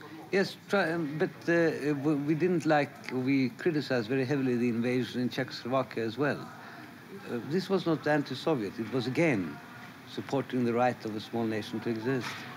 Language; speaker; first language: English; non-native, fluent; Swedish